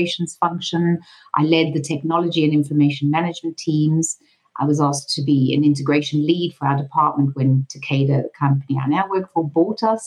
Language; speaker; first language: English; native; English